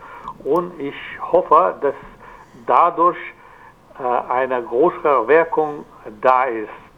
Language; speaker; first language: German; non-native, fluent; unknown